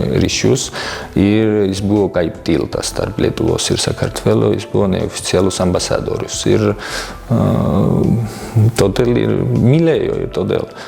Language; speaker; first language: Lithuanian; non-native, fluent; Georgian